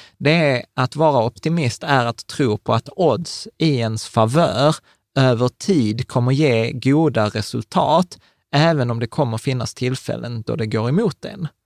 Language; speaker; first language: Swedish; native; Swedish